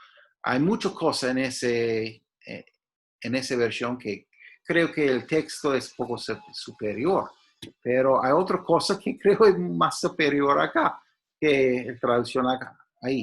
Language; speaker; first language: Spanish; non-native, fluent; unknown